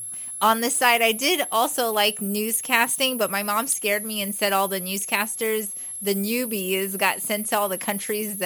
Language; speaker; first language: English; native; English